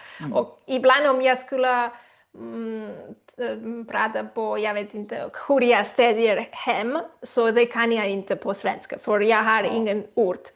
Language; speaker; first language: Swedish; non-native, learner; Spanish